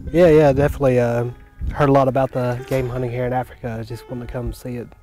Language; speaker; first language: English; native; English